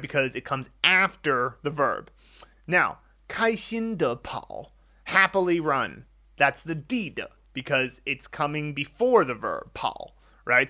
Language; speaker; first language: English; native; English